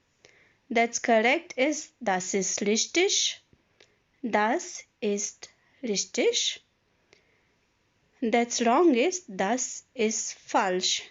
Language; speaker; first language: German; non-native, fluent; Hindi